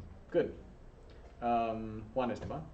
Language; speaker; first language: Spanish; non-native, fluent; English